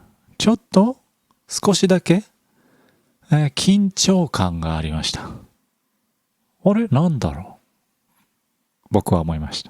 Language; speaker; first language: Japanese; native; Japanese